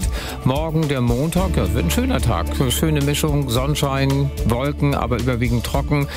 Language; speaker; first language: German; native; German